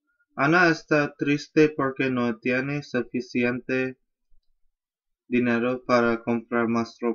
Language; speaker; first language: Spanish; non-native, learner; English